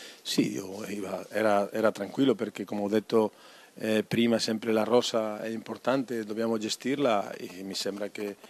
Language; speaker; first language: Italian; non-native, fluent; Spanish